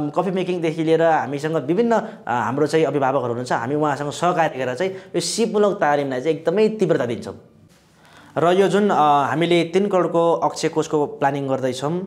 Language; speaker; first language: Nepali; non-native, local second language; Sherpa